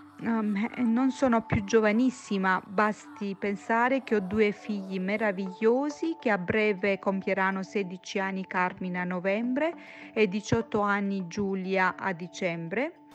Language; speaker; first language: Italian; non-native, fluent; Romanian